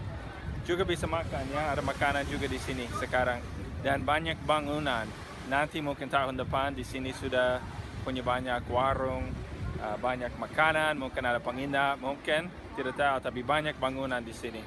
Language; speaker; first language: Indonesian; non-native, fluent; English